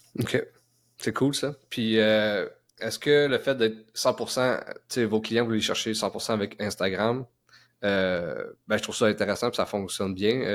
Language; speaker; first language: French; native; French